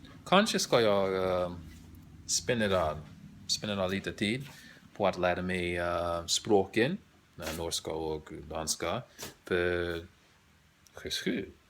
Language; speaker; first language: Swedish; non-native, learner; English